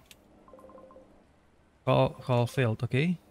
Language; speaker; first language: English; non-native, learner; Indonesian